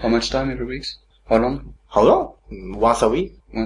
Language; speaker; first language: English; non-native, learner; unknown